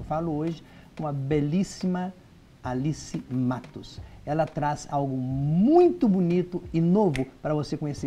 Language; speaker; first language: Portuguese; native; Portuguese